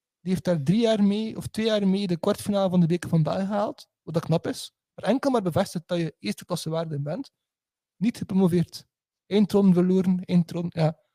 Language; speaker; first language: Dutch; native; Dutch